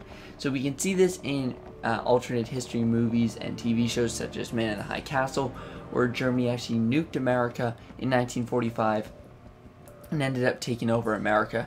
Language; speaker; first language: English; native; English